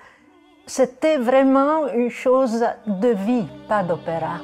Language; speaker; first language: French; non-native, fluent; Italian